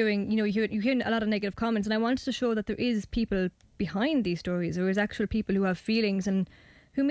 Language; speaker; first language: English; native; English